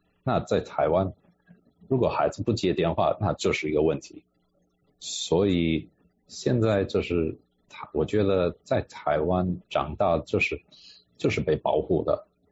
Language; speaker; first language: Chinese; non-native, fluent; English